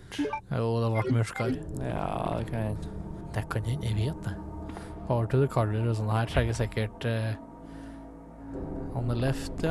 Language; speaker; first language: Norwegian; native; Norwegian